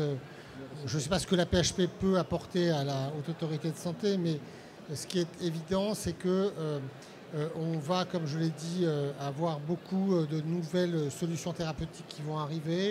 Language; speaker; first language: French; native; French